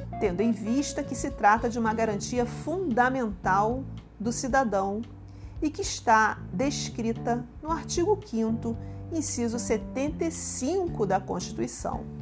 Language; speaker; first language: Portuguese; native; Portuguese